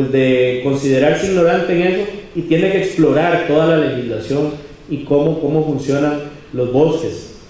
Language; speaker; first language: Spanish; native; Spanish